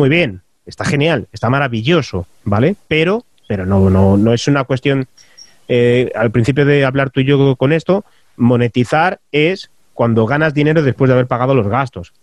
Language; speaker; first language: Spanish; native; Spanish